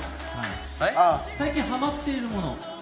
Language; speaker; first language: Japanese; native; Japanese